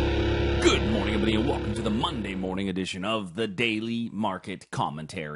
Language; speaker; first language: English; native; English